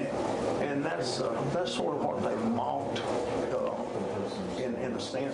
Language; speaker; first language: English; native; English